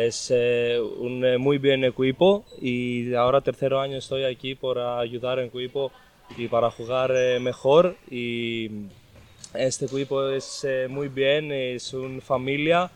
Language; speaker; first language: Spanish; non-native, learner; Greek